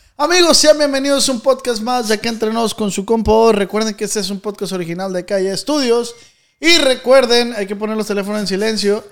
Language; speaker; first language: Spanish; native; Spanish